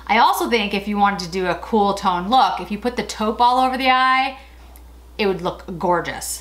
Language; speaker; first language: English; native; English